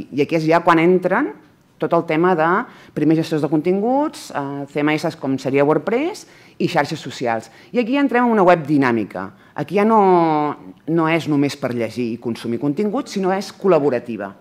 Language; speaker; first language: Catalan; native; Catalan